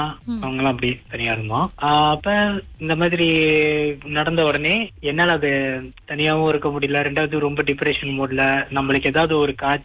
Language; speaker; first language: Tamil; early bilingual, heritage; Tamil